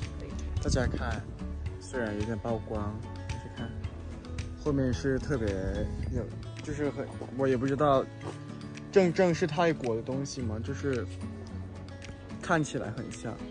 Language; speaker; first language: Chinese; non-native, fluent; Thai